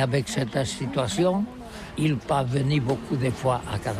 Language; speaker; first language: French; non-native, learner; Catalan